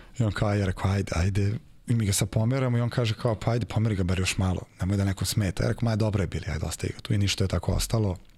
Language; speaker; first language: Serbian; native; Serbian